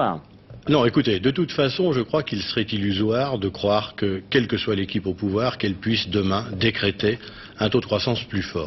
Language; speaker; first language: French; native; French